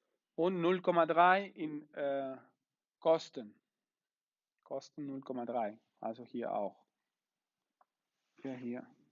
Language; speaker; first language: German; non-native, fluent; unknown